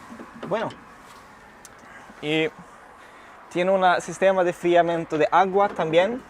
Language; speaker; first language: Spanish; non-native, fluent; Swedish